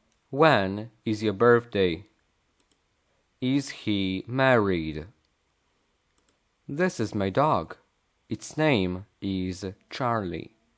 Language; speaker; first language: English; non-native, fluent; Polish